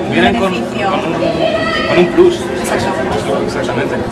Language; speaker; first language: Spanish; non-native, local second language; Arabic